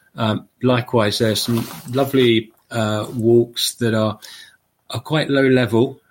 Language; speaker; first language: English; native; English